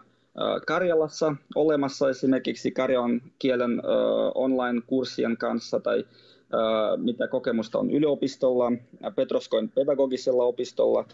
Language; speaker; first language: Finnish; non-native, fluent; Russian